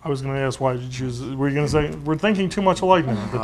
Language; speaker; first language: English; native; English